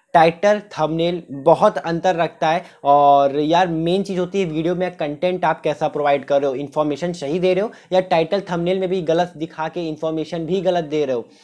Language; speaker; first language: Hindi; native; Hindi